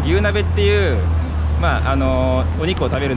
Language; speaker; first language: Japanese; native; Japanese